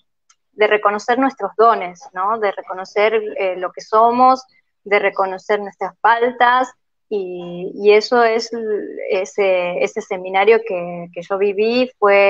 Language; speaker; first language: Spanish; native; Spanish